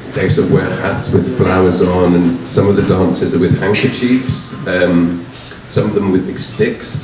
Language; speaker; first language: English; native; English